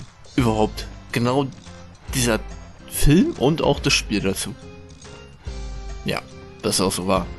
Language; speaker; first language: German; native; German